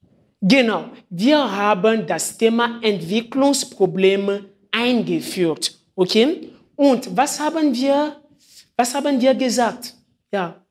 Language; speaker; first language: German; non-native, fluent; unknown